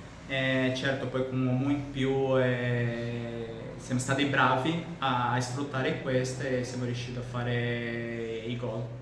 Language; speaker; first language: Italian; non-native, fluent; Portuguese